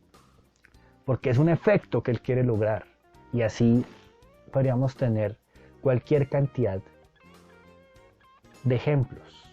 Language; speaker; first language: Spanish; native; Spanish